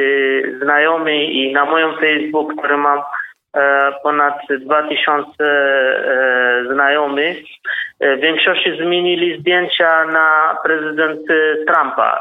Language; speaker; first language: Polish; non-native, learner; Kurdish